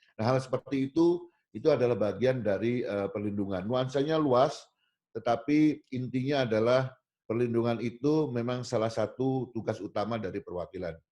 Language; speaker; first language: Indonesian; native; Indonesian